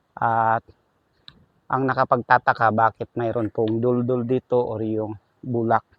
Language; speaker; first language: Filipino; non-native, local second language; Cebuano